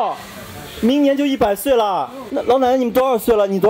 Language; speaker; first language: Chinese; native; Chinese